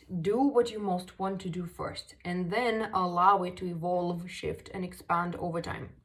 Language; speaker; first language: English; non-native, fluent; Russian